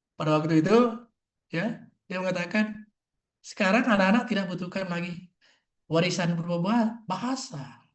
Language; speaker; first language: Indonesian; non-native, local second language; Buginese